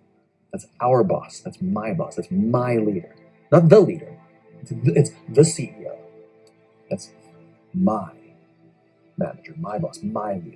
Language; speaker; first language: English; native; English